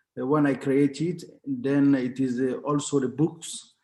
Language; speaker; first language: English; non-native, learner; Bambara